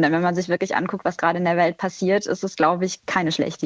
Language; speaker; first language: German; native; German